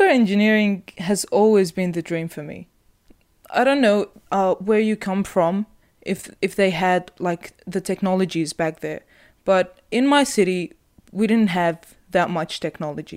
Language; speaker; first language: English; non-native, fluent; Arabic